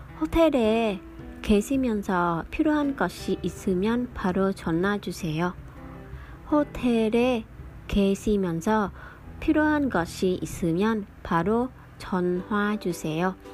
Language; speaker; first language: Korean; non-native, fluent; Vietnamese